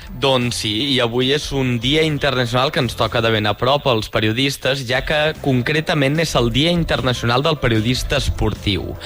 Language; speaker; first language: Catalan; native; Catalan